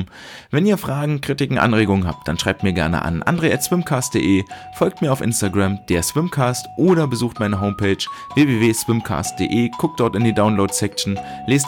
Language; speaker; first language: German; native; German